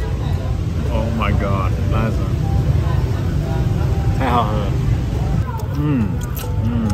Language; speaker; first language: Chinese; non-native, fluent; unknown